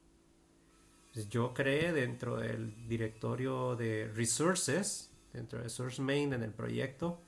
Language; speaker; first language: Spanish; native; Spanish